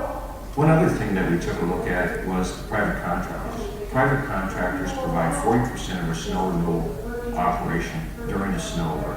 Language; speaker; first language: English; native; English